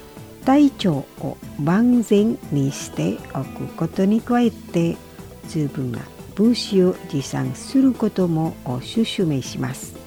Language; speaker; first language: Japanese; non-native, fluent; Indonesian